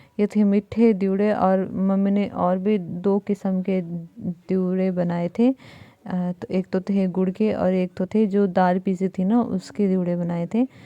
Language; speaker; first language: Hindi; native; Hindi